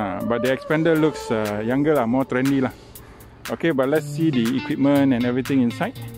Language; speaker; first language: English; non-native, local second language; Malay